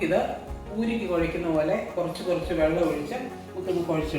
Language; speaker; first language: Malayalam; native; Malayalam